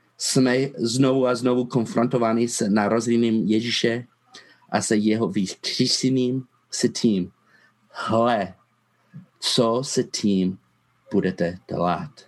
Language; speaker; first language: Czech; non-native, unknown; English